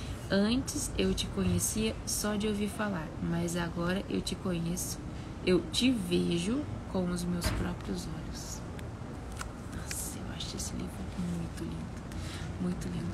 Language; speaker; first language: Portuguese; native; Portuguese